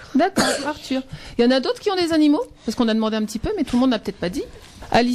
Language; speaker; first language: French; native; French